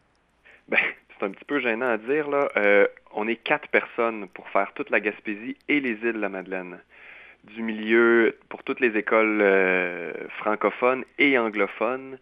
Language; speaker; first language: French; native; French